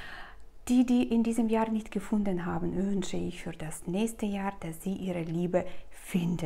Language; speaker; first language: German; non-native, fluent; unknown